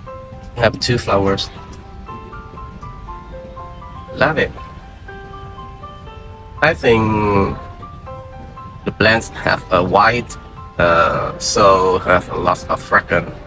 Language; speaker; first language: English; non-native, learner; Vietnamese